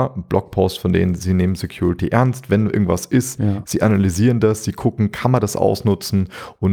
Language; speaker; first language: German; native; German